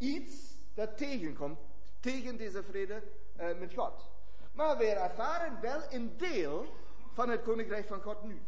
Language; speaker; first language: Dutch; non-native, fluent; German